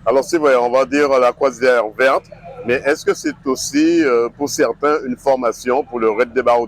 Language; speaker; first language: French; native; French